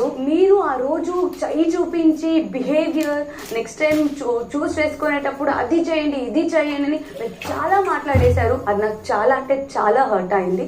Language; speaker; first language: Telugu; native; Telugu